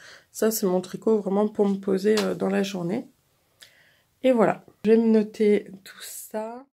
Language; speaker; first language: French; native; French